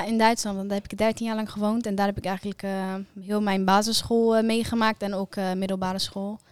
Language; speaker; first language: Dutch; early bilingual, heritage; Dutch